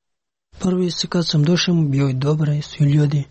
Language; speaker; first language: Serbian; non-native, learner; Pashto